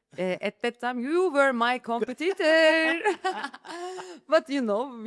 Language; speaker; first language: English; non-native, learner; Turkish